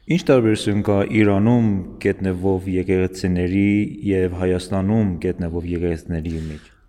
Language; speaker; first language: Armenian; non-native, learner; Persian